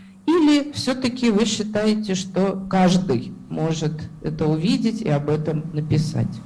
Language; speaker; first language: Russian; native; Russian